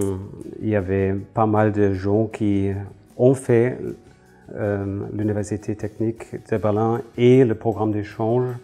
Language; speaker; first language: French; non-native, fluent; German